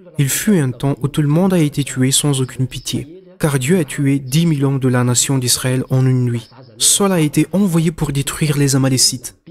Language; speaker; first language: French; non-native, local second language; Malagasy